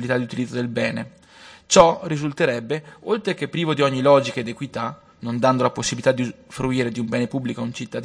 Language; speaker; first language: Italian; native; Italian